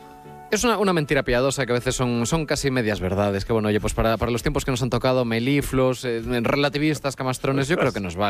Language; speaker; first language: Spanish; native; Spanish